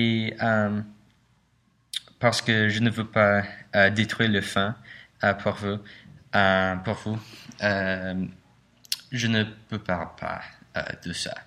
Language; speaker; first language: French; non-native, learner; English